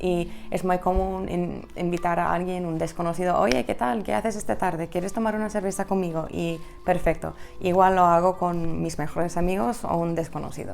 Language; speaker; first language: Spanish; non-native, fluent; English